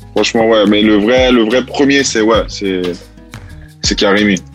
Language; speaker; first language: French; early bilingual, heritage; Italian